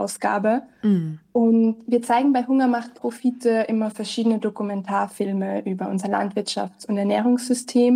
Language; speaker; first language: German; native; German